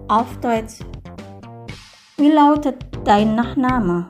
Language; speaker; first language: German; non-native, fluent; Indonesian